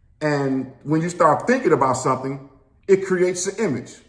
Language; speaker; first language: English; native; English